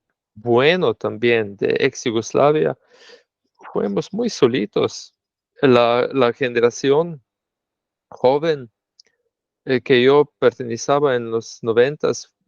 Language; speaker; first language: Spanish; non-native, fluent; Slovenian